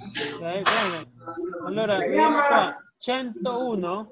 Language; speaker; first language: Italian; non-native, fluent; Spanish